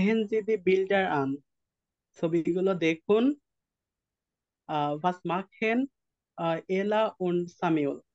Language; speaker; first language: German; non-native, learner; Bangla